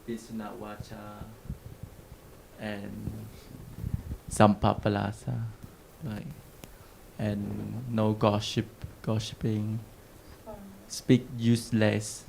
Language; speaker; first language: English; non-native, learner; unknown